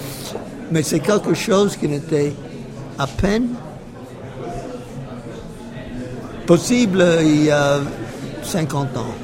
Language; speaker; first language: French; non-native, fluent; English